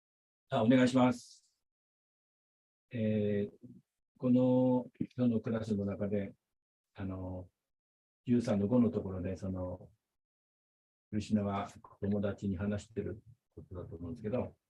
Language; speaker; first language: Japanese; native; Japanese